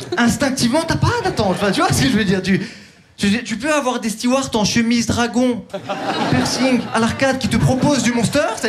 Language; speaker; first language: French; early bilingual, other home language; Turkish